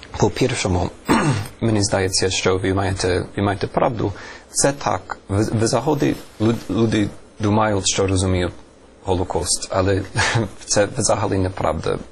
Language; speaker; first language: Ukrainian; non-native, fluent; English